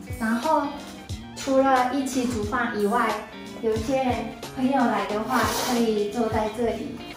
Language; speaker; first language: Chinese; non-native, fluent; Japanese